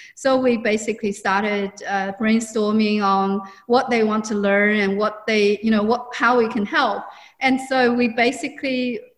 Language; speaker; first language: English; non-native, fluent; Chinese